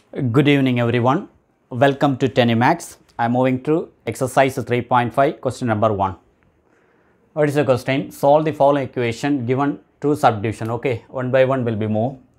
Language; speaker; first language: English; non-native, local second language; Tamil